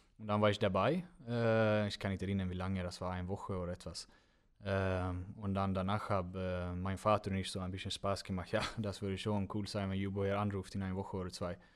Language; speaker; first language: German; non-native, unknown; Swedish